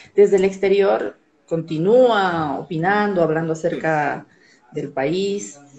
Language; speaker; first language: Spanish; native; Spanish